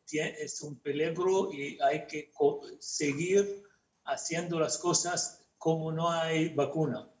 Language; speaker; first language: Spanish; non-native, fluent; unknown